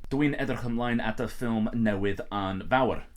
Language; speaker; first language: Welsh; non-native, learner; English